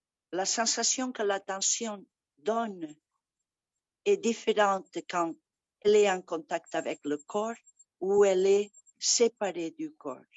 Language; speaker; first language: French; non-native, fluent; Catalan